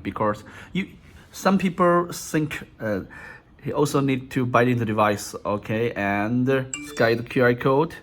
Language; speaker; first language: English; non-native, learner; Chinese